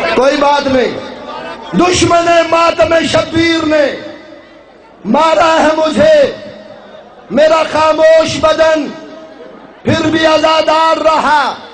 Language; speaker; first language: Urdu; non-native, local second language; Punjabi